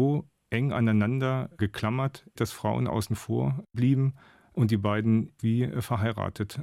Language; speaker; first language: German; native; German